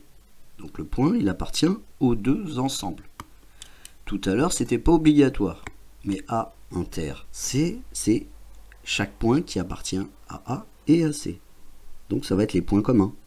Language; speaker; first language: French; native; French